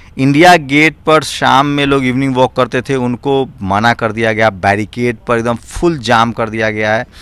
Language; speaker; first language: Hindi; native; Hindi